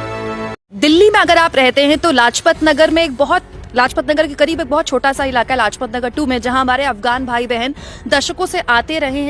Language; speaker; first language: Hindi; native; Hindi